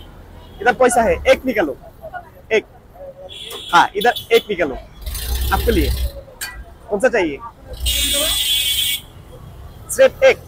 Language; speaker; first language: Hindi; non-native, learner; Bangla